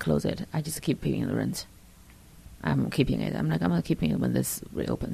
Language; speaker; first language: English; non-native, fluent; Chinese